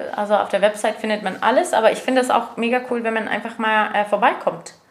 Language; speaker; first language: German; non-native, fluent; Arabic